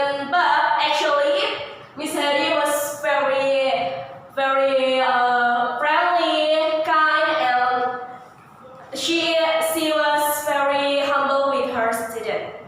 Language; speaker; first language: English; non-native, learner; Indonesian